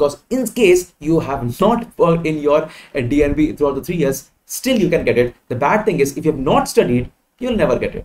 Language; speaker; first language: English; non-native, local second language; Hindi